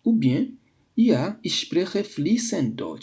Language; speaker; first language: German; non-native, fluent; French